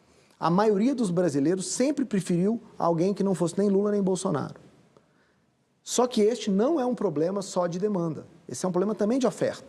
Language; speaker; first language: Portuguese; native; Portuguese